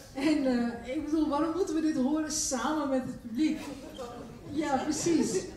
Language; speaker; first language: Dutch; early bilingual, other home language; Turkish